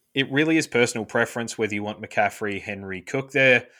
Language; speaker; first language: English; native; English